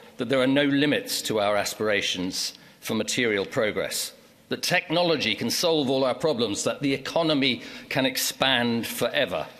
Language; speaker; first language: English; native; English